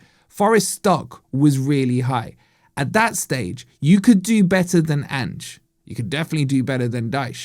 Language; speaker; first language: English; native; English